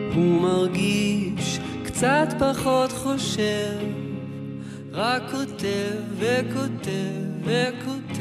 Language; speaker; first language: Hebrew; native; Hebrew